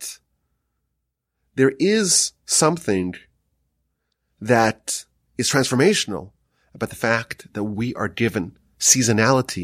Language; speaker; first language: English; native; English